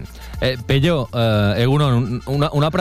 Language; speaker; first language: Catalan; native; Catalan